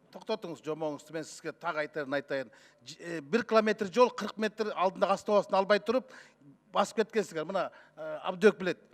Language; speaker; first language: Kyrgyz; native; Kyrgyz